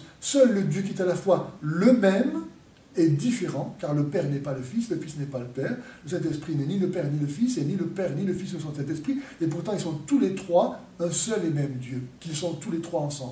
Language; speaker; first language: French; native; French